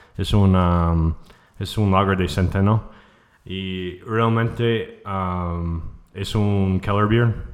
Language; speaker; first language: Spanish; non-native, fluent; English